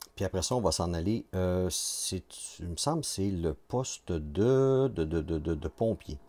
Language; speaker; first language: French; native; French